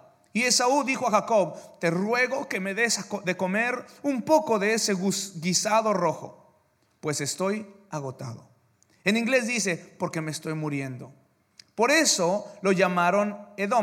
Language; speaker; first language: Spanish; early bilingual, heritage; English